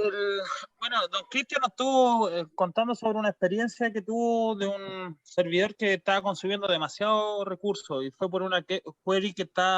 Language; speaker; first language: Spanish; native; Spanish